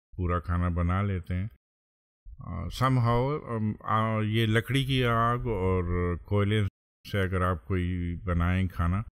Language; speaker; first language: Urdu; non-native, local second language; Pashto